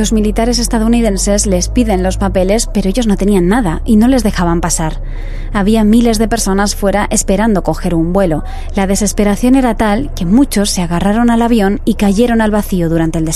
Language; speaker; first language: Spanish; native; Spanish